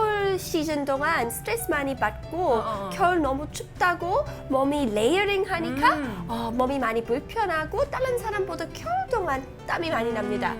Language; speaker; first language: Korean; non-native, learner; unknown